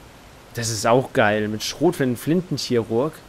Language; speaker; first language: German; native; German